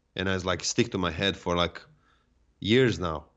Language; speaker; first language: English; non-native, fluent; Serbian